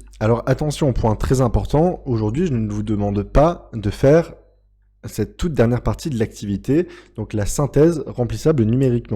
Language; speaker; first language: French; native; French